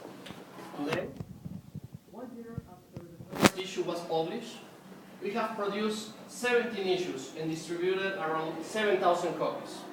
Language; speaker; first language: English; non-native, fluent; Spanish